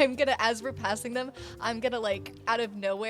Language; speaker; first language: English; native; English